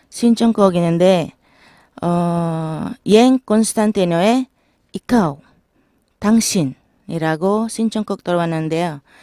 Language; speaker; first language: Korean; non-native, learner; Filipino